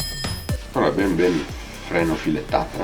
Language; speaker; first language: Italian; native; Italian